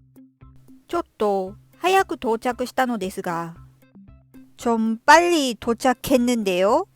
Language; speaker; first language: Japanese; non-native, fluent; Korean